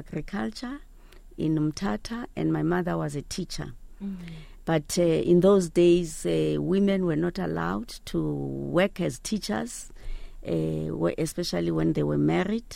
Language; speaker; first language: English; non-native, local second language; Xhosa